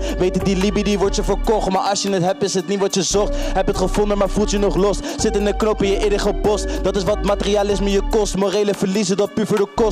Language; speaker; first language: Dutch; native; Dutch